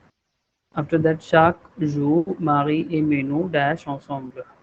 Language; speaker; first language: French; non-native, fluent; Hindi